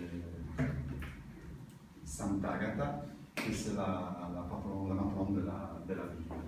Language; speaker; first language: French; non-native, learner; Italian